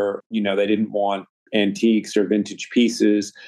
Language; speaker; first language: English; native; English